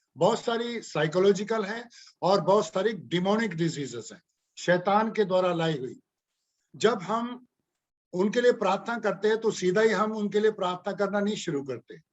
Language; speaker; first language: Hindi; non-native, local second language; Punjabi